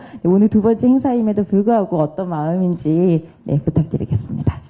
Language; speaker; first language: Korean; native; Korean